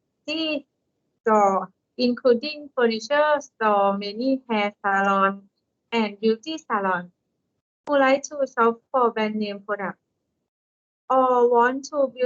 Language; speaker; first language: English; non-native, learner; Thai